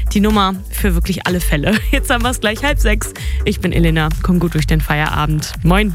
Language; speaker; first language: German; native; German